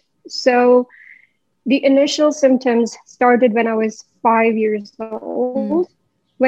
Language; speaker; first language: English; non-native, local second language; Hindi